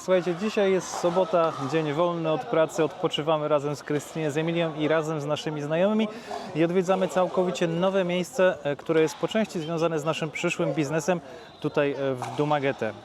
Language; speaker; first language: Polish; native; Polish